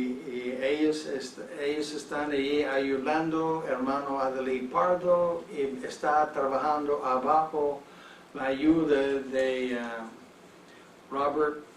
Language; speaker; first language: Spanish; non-native, fluent; English